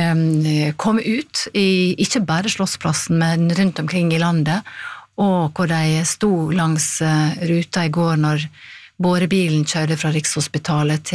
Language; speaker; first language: Norwegian; native; Norwegian